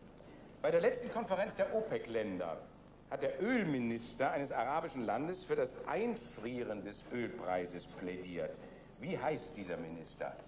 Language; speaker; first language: German; native; German